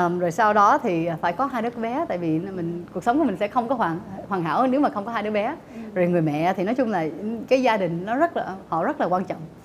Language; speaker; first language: Vietnamese; early bilingual, heritage; Vietnamese